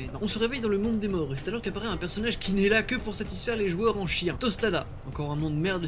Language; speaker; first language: French; native; French